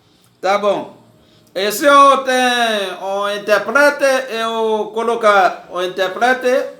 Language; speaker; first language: Portuguese; non-native, learner; Haitian Creole